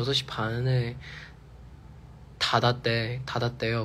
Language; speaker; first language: Korean; non-native, fluent; Chinese